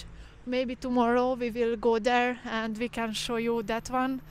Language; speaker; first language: English; non-native, fluent; Hungarian